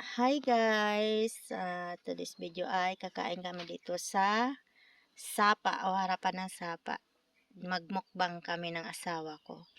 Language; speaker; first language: Filipino; non-native, local second language; Cebuano